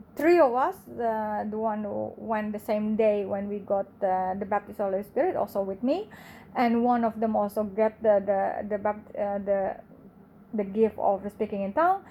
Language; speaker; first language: English; non-native, fluent; Indonesian